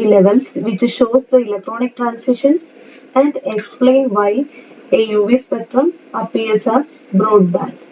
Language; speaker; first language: English; non-native, local second language; Malayalam